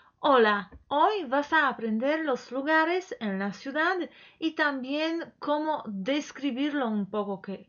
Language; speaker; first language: Spanish; non-native, fluent; Polish